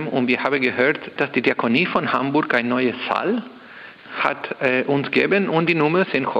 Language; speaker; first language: German; non-native, learner; Spanish